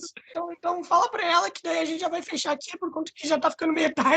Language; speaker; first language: Portuguese; native; Portuguese